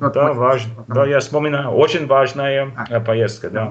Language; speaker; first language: Russian; non-native, learner; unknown